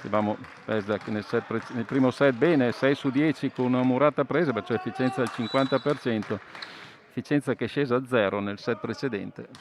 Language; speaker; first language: Italian; native; Italian